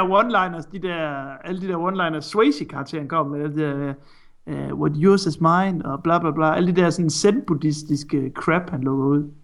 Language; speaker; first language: Danish; native; Danish